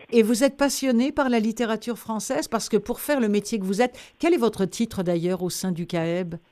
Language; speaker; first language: French; native; French